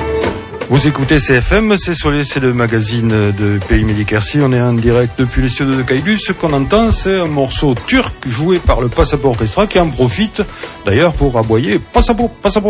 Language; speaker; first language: French; native; French